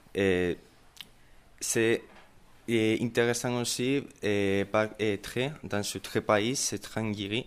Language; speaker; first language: French; non-native, learner; Spanish